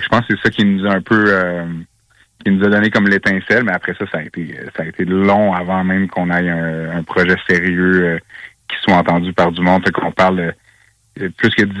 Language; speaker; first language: French; native; French